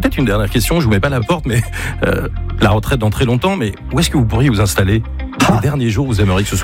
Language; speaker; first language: French; native; French